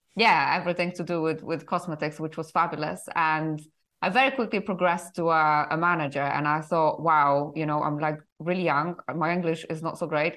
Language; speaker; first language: English; non-native, fluent; Polish